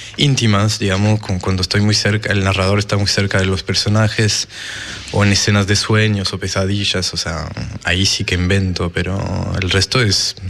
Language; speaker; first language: Spanish; non-native, fluent; French